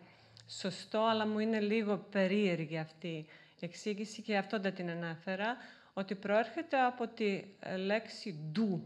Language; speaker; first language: Greek; non-native, fluent; Serbian